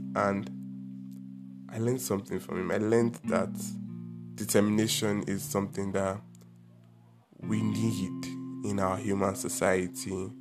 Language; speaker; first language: English; non-native, local second language; Igbo